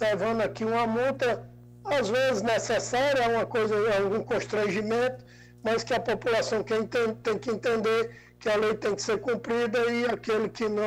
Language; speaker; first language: Portuguese; native; Portuguese